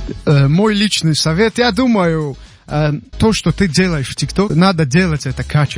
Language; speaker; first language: Russian; non-native, local second language; Tajik